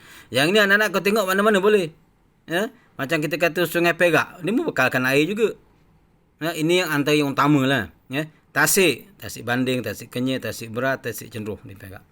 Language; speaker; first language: Malay; native; Malay